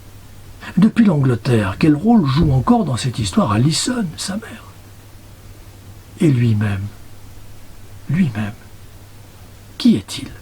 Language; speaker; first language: French; native; French